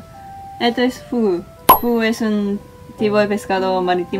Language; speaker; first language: Spanish; non-native, fluent; Japanese